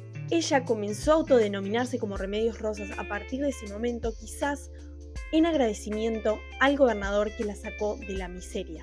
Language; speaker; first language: Spanish; native; Spanish